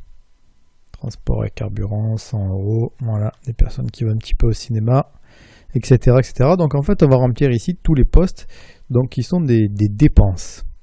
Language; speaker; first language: French; native; French